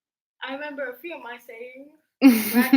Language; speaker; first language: English; native; English